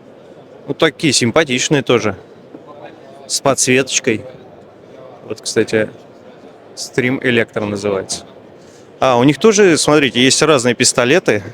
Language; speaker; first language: Russian; native; Russian